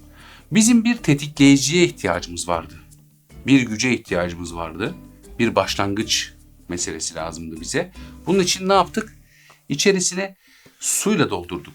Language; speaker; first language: Turkish; native; Turkish